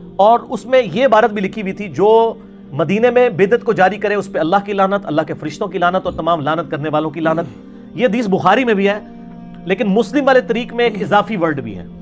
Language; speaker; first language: Urdu; non-native, local second language; Punjabi